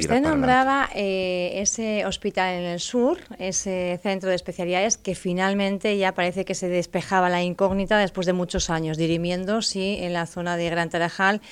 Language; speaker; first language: Spanish; native; Spanish